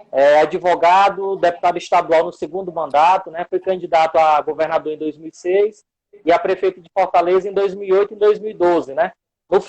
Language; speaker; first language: Portuguese; native; Portuguese